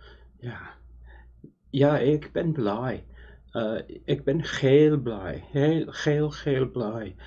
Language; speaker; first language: Dutch; non-native, learner; English